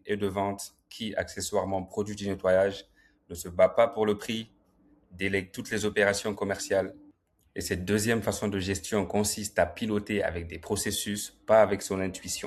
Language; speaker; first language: French; native; French